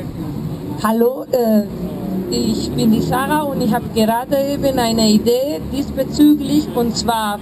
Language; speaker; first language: German; non-native, fluent; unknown